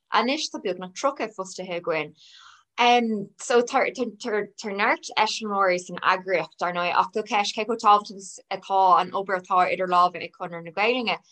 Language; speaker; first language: Irish; non-native, local second language; English